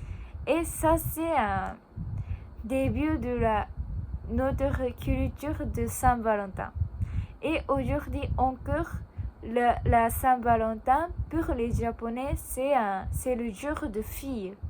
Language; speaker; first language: French; non-native, learner; Japanese